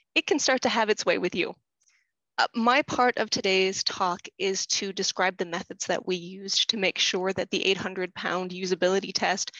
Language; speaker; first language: English; native; English